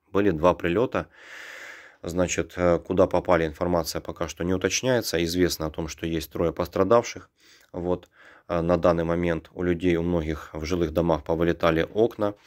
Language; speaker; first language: Russian; native; Russian